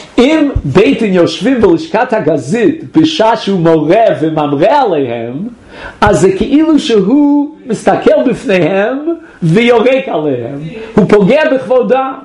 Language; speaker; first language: Hebrew; non-native, fluent; English